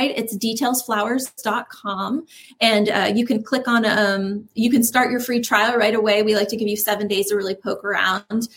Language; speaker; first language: English; native; English